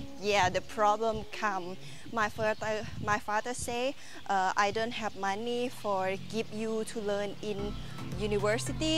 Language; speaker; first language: English; non-native, learner; Thai